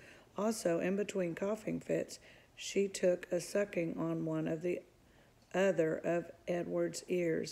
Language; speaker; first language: English; native; English